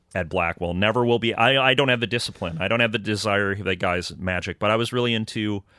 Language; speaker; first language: English; native; English